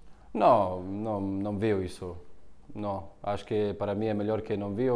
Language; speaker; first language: Portuguese; non-native, learner; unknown